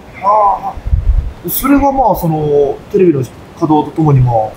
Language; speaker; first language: Japanese; native; Japanese